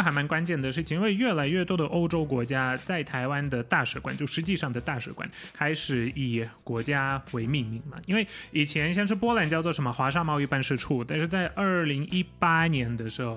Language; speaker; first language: Chinese; non-native, fluent; Polish